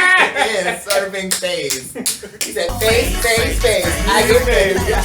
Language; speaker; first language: English; native; English